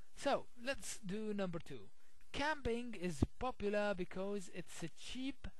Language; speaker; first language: English; non-native, fluent; Arabic